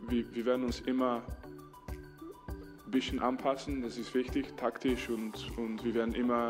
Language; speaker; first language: German; non-native, fluent; French